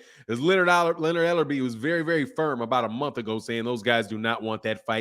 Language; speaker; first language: English; native; English